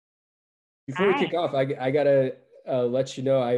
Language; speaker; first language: English; native; English